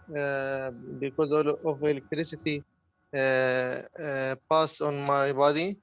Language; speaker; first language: English; non-native, learner; Arabic